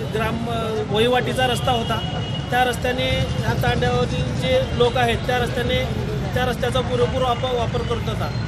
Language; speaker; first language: Marathi; non-native, local second language; Lambadi